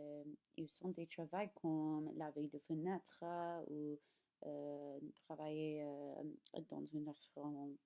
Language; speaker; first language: French; non-native, learner; English